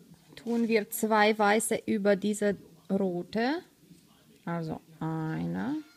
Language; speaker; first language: German; non-native, fluent; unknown